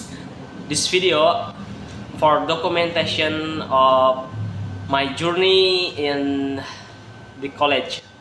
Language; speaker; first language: English; non-native, learner; Indonesian